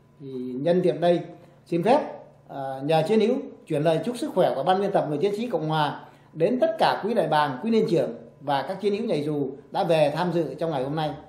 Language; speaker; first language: Vietnamese; native; Vietnamese